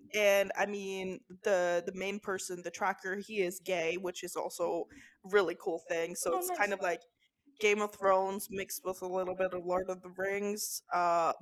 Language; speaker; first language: English; non-native, fluent; Norwegian